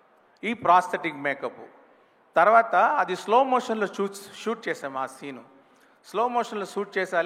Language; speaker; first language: Telugu; non-native, local second language; Tamil